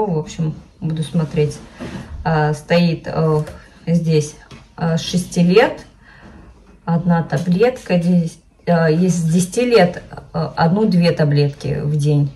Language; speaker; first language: Russian; native; Russian